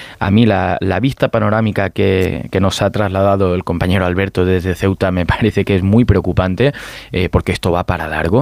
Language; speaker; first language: Spanish; native; Spanish